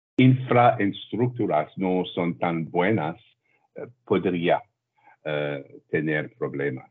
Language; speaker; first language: Spanish; non-native, learner; French